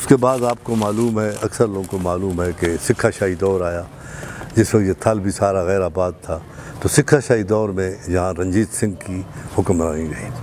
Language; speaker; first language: Urdu; non-native, local second language; Saraiki